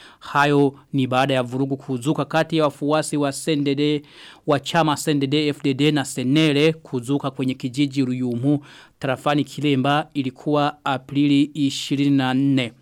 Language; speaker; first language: Swahili; non-native, local second language; Rundi